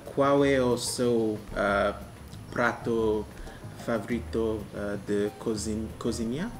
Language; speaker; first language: Portuguese; non-native, learner; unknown